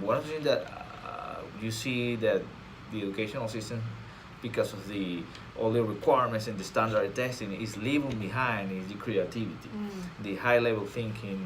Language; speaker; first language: English; non-native, fluent; Spanish